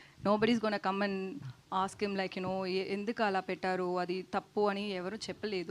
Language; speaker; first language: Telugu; non-native, fluent; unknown